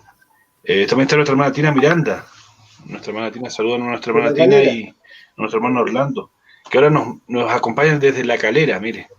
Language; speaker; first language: Spanish; native; Spanish